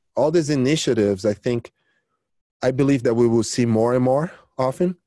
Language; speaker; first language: English; early bilingual, other home language; Portuguese